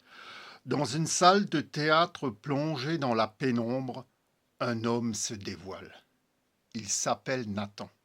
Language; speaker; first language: French; native; French